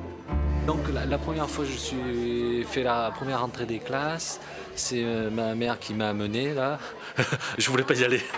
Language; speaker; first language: French; early bilingual, other home language; Korean